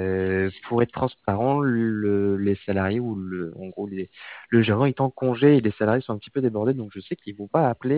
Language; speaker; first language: French; native; French